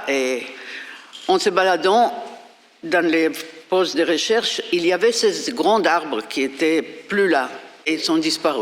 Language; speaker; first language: French; non-native, fluent; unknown